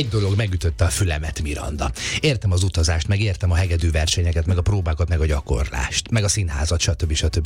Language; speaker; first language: Hungarian; native; Hungarian